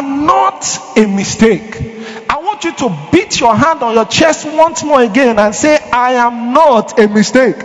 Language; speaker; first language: English; non-native, local second language; Yoruba